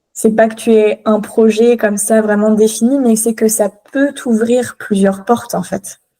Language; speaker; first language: French; native; French